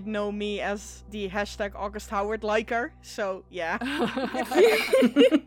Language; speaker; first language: English; non-native, fluent; Dutch